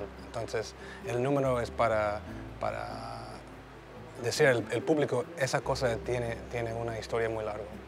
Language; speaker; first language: Spanish; early bilingual, heritage; English